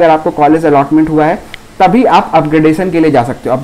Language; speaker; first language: Hindi; native; Hindi